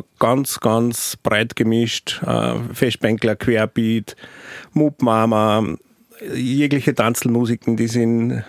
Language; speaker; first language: German; native; German